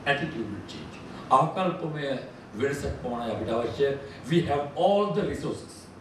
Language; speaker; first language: English; non-native, local second language; Sinhala